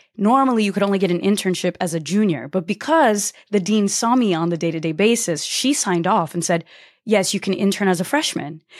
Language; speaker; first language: English; early bilingual, other home language; Portuguese